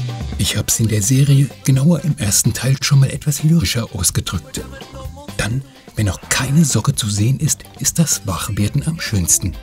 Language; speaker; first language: German; native; German